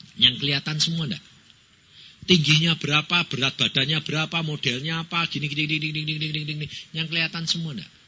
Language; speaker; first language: Indonesian; native; Indonesian